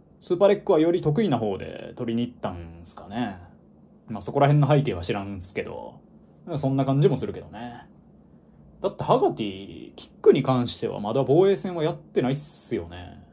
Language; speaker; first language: Japanese; native; Japanese